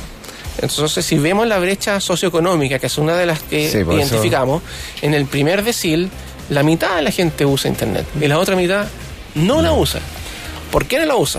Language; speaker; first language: Spanish; native; Spanish